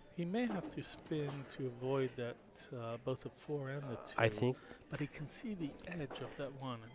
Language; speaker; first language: English; non-native, fluent; Hebrew